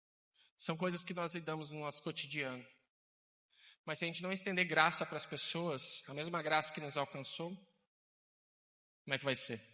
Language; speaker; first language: Portuguese; native; Portuguese